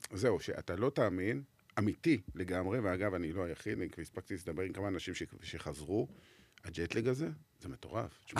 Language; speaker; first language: Hebrew; native; Hebrew